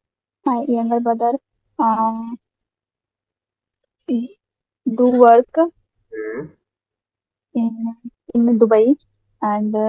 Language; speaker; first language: English; non-native, learner; Hindi